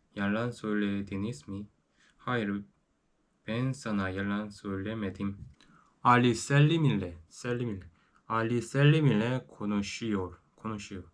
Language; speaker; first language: Turkish; non-native, learner; Korean